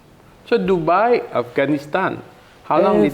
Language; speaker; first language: English; non-native, fluent; Indonesian